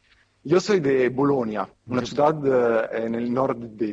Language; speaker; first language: Spanish; non-native, fluent; Italian